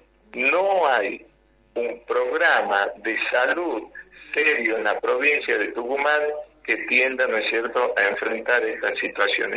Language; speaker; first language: Spanish; native; Spanish